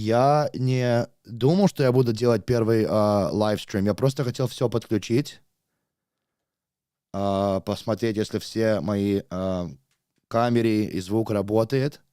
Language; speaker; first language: Russian; non-native, learner; English